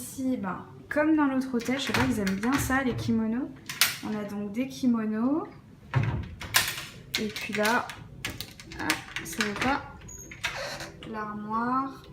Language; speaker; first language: French; native; French